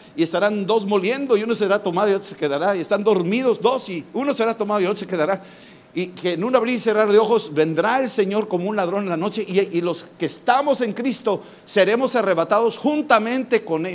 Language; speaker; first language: Spanish; native; Spanish